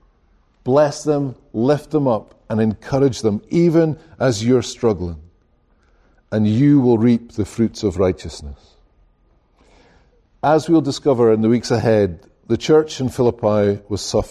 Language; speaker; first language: English; native; English